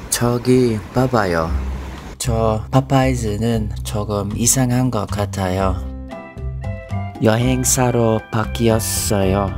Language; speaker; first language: Korean; non-native, learner; English